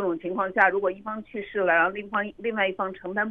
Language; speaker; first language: Chinese; native; Chinese